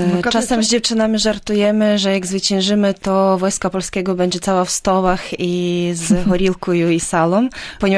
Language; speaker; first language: Polish; non-native, fluent; Ukrainian